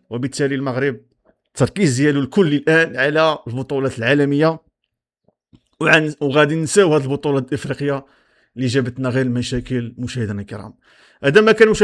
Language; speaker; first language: Arabic; native; Arabic